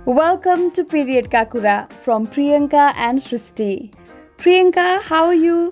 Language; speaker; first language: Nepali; native; Nepali